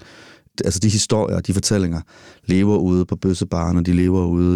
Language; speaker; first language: Danish; native; Danish